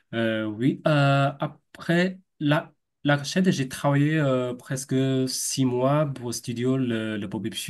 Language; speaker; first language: French; non-native, fluent; Chinese